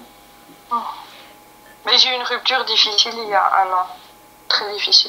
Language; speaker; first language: French; native; French